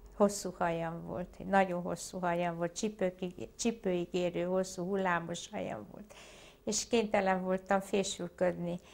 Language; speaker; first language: Hungarian; native; Hungarian